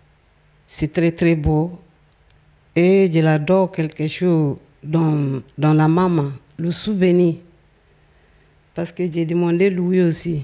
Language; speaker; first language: French; non-native, learner; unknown